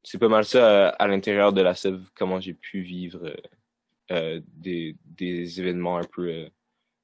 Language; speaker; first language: French; native; French